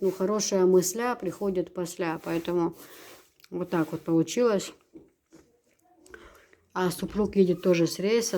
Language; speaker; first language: Russian; non-native, local second language; Chechen